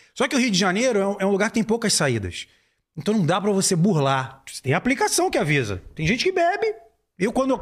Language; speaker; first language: Portuguese; native; Portuguese